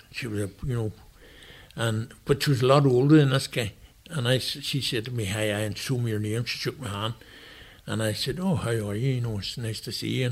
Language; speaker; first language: English; native; English